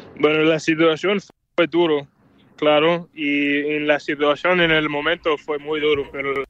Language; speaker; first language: Spanish; non-native, fluent; Danish